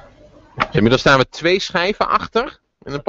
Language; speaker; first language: Dutch; native; Dutch